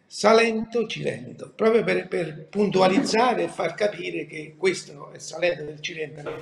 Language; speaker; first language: Italian; native; Italian